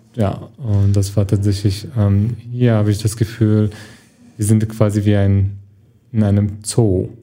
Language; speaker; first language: German; non-native, fluent; Arabic